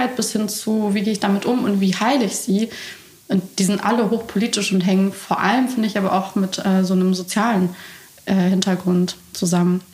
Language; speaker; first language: German; native; German